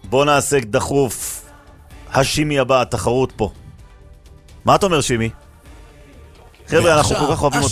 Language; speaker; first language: Hebrew; native; Hebrew